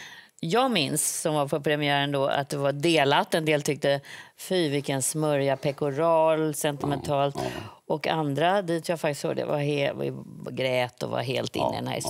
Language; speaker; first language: Swedish; native; Swedish